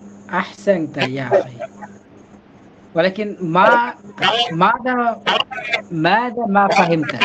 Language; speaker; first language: Arabic; non-native, fluent; Bangla